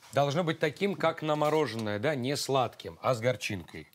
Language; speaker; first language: Russian; native; Russian